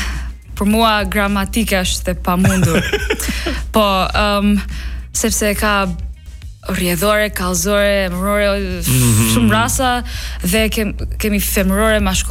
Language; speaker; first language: Albanian; non-native, learner; English